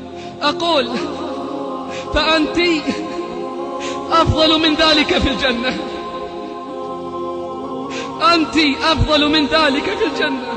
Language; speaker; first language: Arabic; native; Arabic